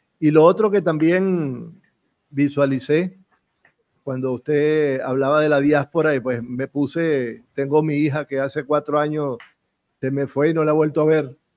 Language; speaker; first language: Spanish; native; Spanish